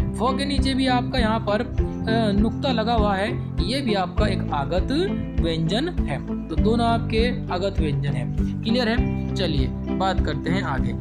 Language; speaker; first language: Hindi; native; Hindi